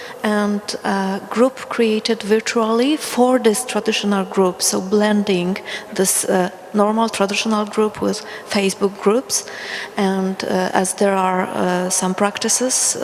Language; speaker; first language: English; non-native, fluent; Polish